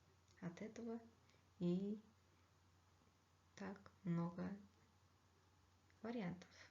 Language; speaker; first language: Russian; non-native, fluent; Kyrgyz